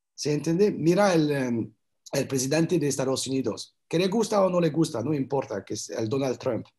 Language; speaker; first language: Spanish; non-native, learner; French